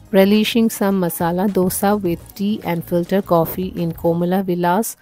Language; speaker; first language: English; non-native, local second language; Bangla